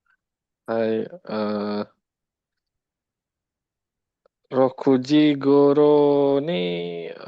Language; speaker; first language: Japanese; non-native, learner; Indonesian